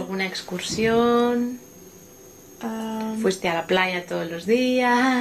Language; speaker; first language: Spanish; non-native, fluent; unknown